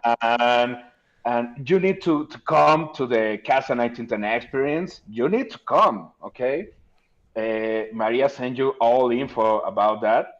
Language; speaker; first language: English; non-native, learner; Spanish